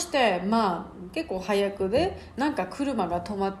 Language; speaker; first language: Japanese; non-native, learner; Georgian